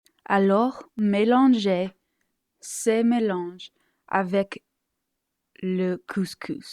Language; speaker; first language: French; non-native, learner; English